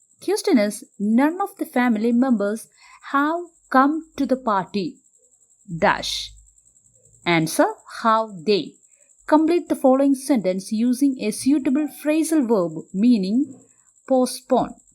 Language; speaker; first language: English; non-native, local second language; Malayalam